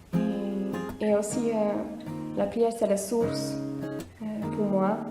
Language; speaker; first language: French; non-native, fluent; Hungarian